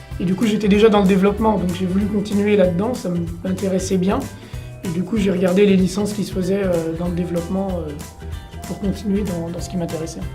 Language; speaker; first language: French; native; French